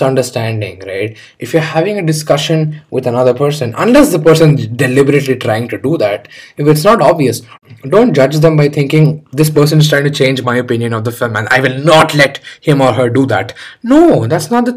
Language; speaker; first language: English; non-native, local second language; Hindi